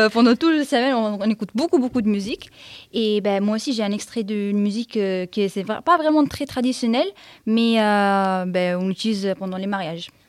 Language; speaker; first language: French; non-native, fluent; Arabic